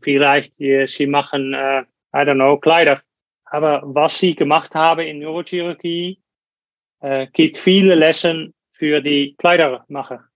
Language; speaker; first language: German; non-native, learner; Dutch